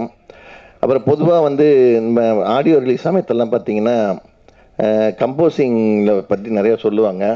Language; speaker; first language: Tamil; native; Tamil